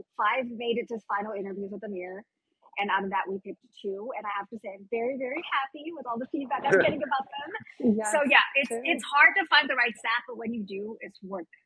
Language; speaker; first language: English; native; English